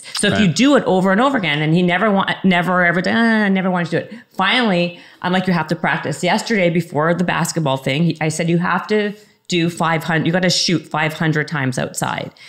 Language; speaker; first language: English; native; English